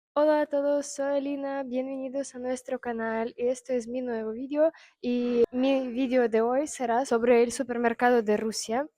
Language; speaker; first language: Spanish; non-native, fluent; Russian